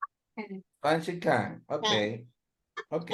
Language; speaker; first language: English; non-native, learner; Spanish